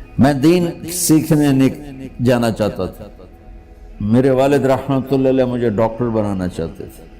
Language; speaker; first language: Urdu; non-native, local second language; Punjabi